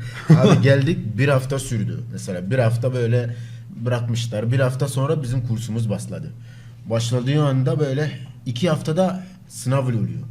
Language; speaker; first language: Turkish; non-native, fluent; Akan